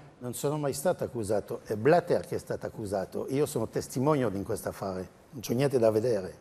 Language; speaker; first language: Italian; non-native, fluent; French